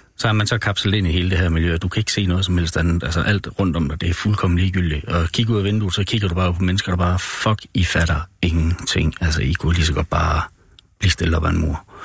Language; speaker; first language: Danish; native; Danish